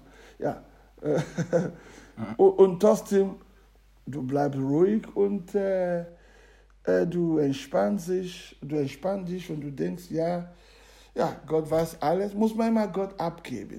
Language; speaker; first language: German; non-native, learner; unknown